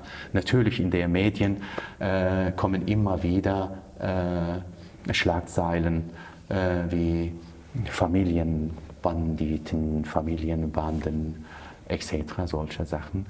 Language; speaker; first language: German; non-native, fluent; Kurdish